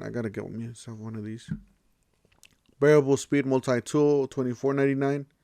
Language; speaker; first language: English; native; English